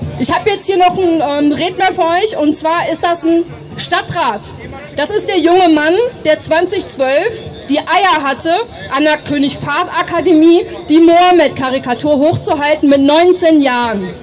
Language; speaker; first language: German; native; German